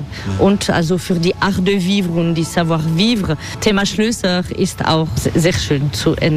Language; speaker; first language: German; non-native, fluent; French